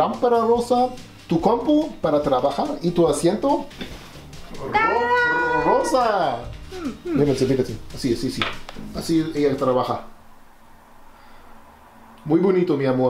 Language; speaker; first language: Spanish; non-native, fluent; German